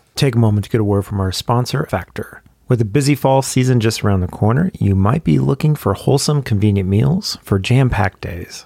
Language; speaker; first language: English; native; English